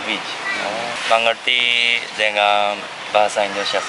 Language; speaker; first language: Indonesian; non-native, learner; Japanese